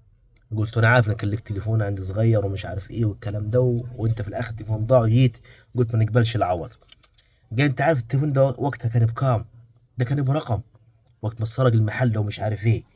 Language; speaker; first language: Arabic; native; Arabic